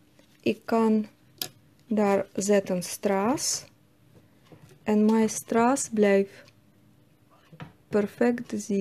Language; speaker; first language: Dutch; non-native, learner; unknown